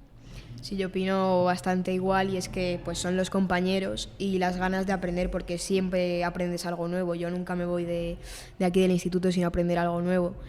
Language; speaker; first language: Spanish; native; Spanish